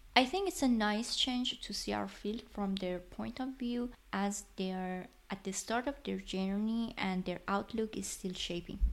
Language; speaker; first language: English; non-native, fluent; Persian